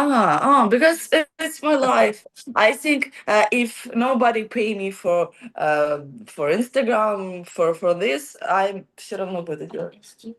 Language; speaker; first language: English; non-native, learner; Ukrainian